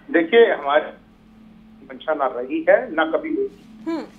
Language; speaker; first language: Hindi; native; Hindi